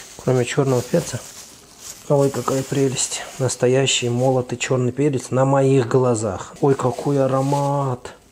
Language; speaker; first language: Russian; non-native, fluent; Azerbaijani